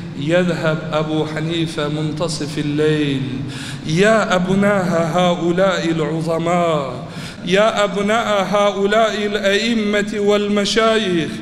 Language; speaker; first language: Arabic; non-native, fluent; Turkish